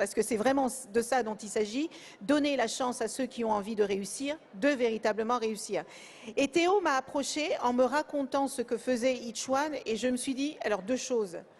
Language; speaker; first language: French; early bilingual, other home language; Kabuverdianu